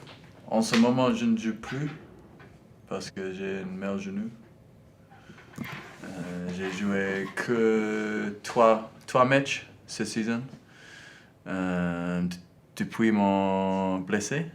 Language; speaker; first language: French; non-native, learner; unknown